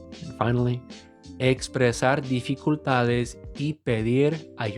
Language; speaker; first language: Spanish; non-native, fluent; English